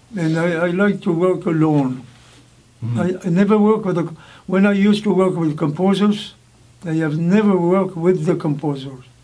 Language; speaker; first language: English; non-native, fluent; French